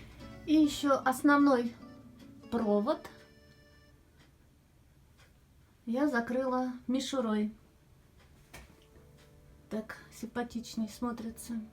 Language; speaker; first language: Russian; native; Russian